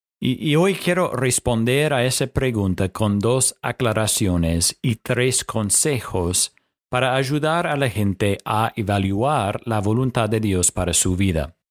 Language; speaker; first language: Spanish; non-native, fluent; English